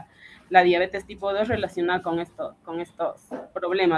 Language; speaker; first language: Spanish; native; Spanish